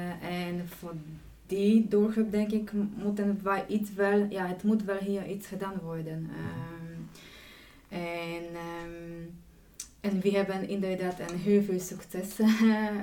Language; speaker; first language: Dutch; non-native, fluent; Polish